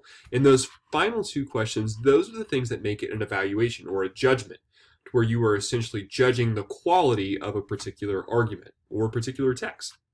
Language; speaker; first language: English; native; English